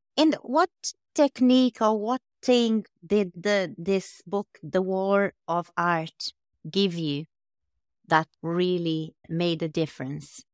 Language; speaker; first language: English; non-native, fluent; Portuguese